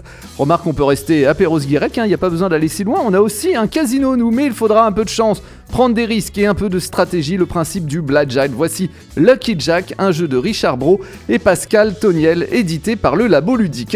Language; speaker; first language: French; native; French